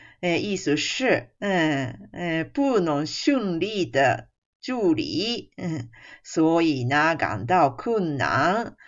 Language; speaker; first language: Chinese; non-native, fluent; Japanese